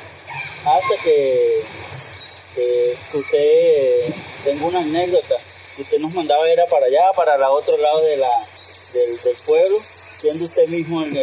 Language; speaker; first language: Spanish; native; Spanish